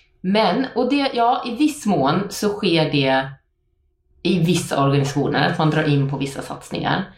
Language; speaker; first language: Swedish; native; Swedish